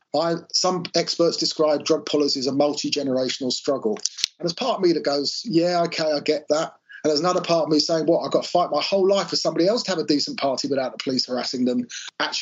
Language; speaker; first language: English; native; English